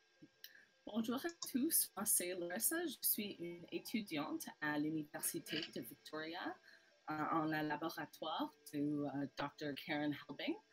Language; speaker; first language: French; non-native, local second language; English